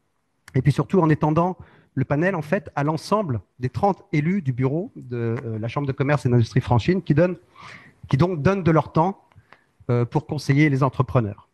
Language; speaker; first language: French; native; French